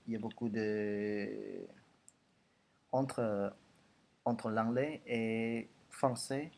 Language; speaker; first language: French; non-native, learner; Indonesian